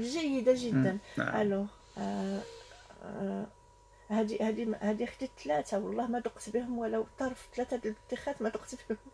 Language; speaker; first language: Arabic; native; Arabic